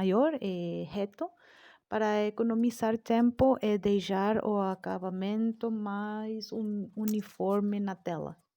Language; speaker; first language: Portuguese; non-native, learner; Spanish